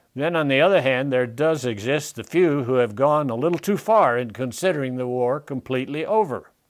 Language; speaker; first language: English; native; English